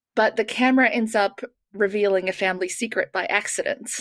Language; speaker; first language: English; native; English